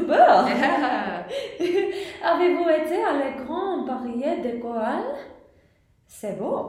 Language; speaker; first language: French; non-native, learner; English